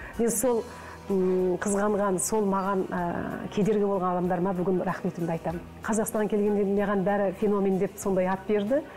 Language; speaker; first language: Kazakh; early bilingual, heritage; Kazakh